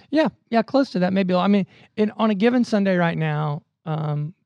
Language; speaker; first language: English; native; English